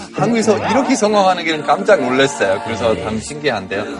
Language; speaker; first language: Korean; non-native, fluent; German